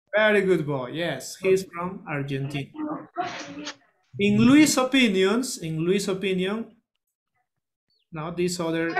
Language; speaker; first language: English; non-native, learner; Spanish